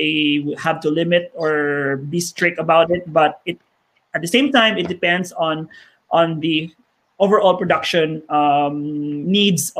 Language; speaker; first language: English; non-native, local second language; Hiligaynon